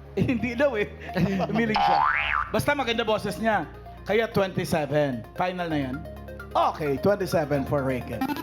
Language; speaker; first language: Filipino; native; Filipino